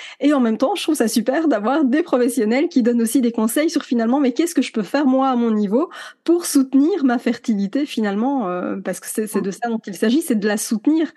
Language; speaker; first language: French; native; French